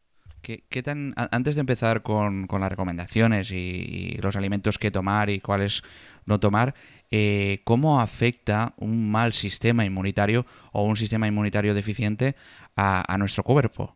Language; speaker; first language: Spanish; native; Spanish